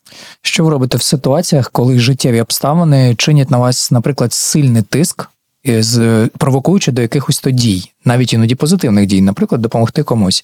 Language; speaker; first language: Ukrainian; native; Ukrainian